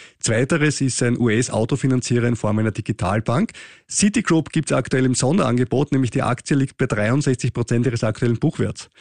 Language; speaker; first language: German; native; German